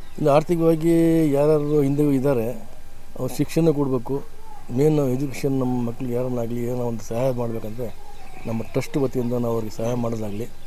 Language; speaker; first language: Kannada; non-native, local second language; Urdu